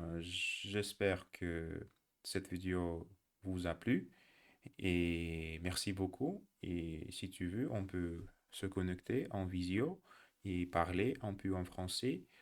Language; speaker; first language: French; non-native, learner; Russian